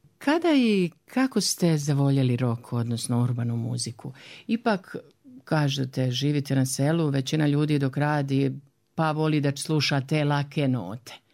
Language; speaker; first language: Serbian; native; Serbian